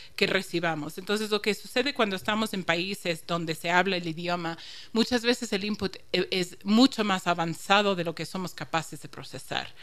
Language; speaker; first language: Spanish; non-native, fluent; English